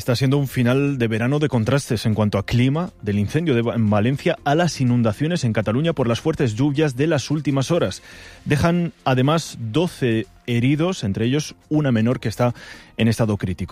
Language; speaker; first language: Spanish; native; Spanish